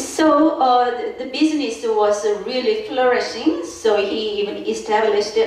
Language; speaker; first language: English; non-native, fluent; Korean